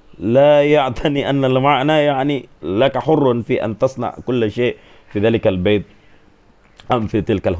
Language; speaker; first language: Arabic; non-native, fluent; Sundanese